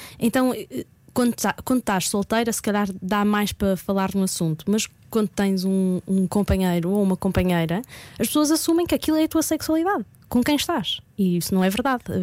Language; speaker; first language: Portuguese; native; Portuguese